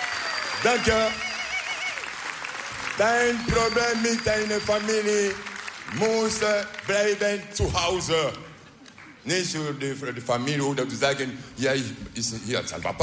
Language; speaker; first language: Dutch; non-native, learner; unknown